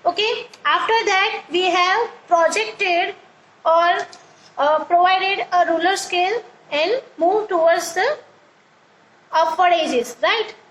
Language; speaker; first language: English; non-native, local second language; Gujarati